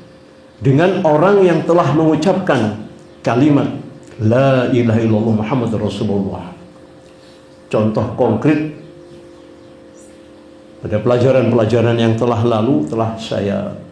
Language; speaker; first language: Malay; non-native, local second language; Javanese